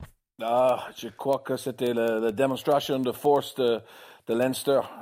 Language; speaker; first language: French; non-native, learner; English